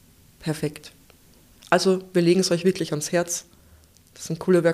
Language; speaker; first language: German; native; German